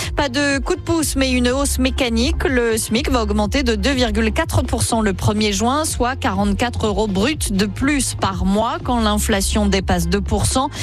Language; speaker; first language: French; native; French